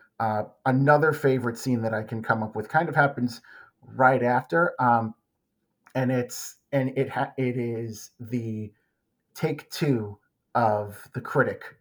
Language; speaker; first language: English; native; English